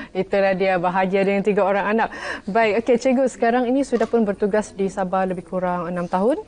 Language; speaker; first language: Malay; native; Malay